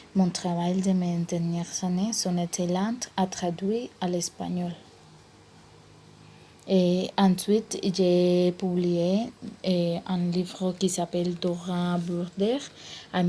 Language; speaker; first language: French; non-native, learner; Spanish